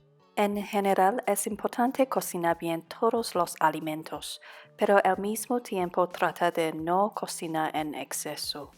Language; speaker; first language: Spanish; non-native, fluent; Cantonese